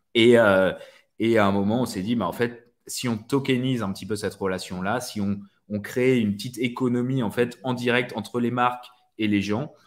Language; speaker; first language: French; native; French